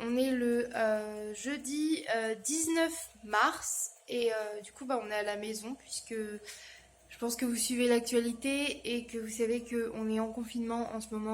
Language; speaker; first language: French; native; French